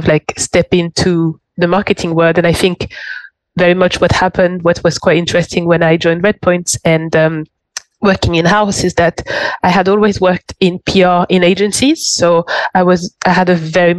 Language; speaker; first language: English; non-native, fluent; French